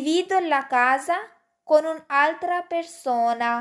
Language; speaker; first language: Italian; non-native, fluent; Urdu